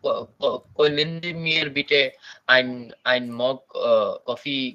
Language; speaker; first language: German; non-native, learner; Bangla